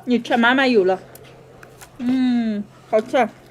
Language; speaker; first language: Chinese; native; Chinese